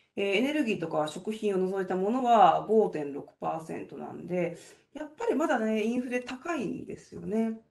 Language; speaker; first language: Japanese; native; Japanese